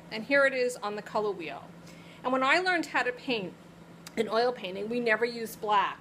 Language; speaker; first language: English; native; English